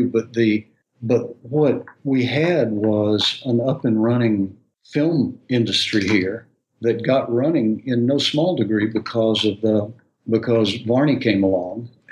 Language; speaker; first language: English; native; English